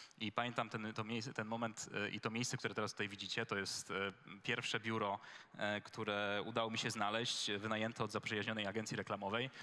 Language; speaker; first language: Polish; native; Polish